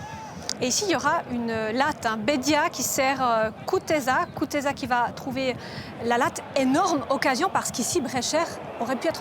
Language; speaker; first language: French; native; French